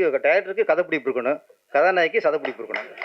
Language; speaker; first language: Tamil; native; Tamil